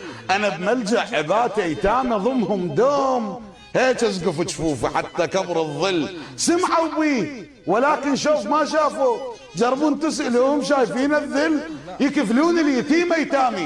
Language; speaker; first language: Arabic; native; Arabic